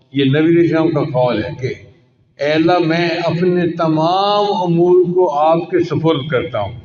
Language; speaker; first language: Urdu; non-native, local second language; Punjabi